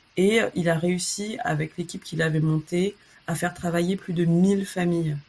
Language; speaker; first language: French; early bilingual, other home language; Chinese